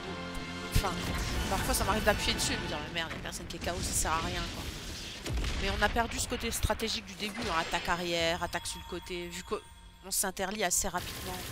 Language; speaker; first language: French; native; French